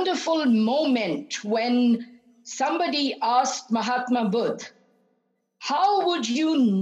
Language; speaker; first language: English; non-native, local second language; Punjabi